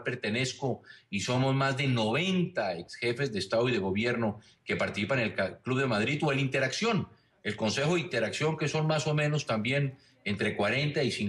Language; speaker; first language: Spanish; native; Spanish